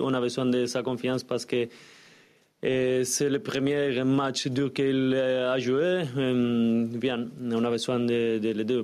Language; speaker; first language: French; non-native, learner; Spanish